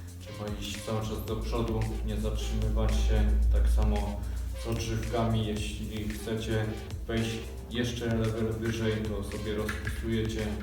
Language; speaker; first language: Polish; native; Polish